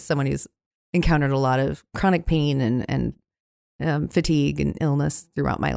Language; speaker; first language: English; native; English